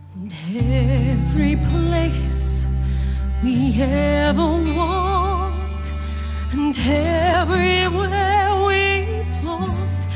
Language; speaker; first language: English; native; English